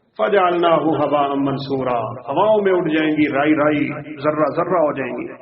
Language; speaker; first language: Urdu; non-native, local second language; Punjabi